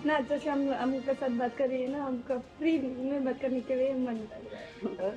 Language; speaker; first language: Hindi; non-native, local second language; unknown